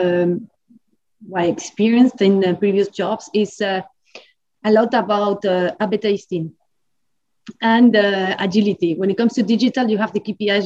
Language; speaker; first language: English; non-native, fluent; Spanish